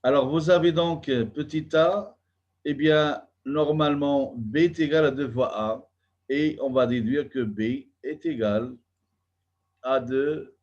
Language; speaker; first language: French; non-native, local second language; Arabic